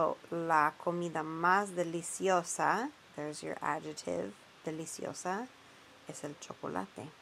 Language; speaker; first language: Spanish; non-native, fluent; English